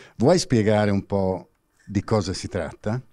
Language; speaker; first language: Italian; native; Italian